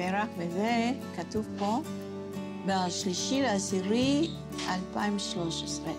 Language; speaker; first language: Hebrew; non-native, fluent; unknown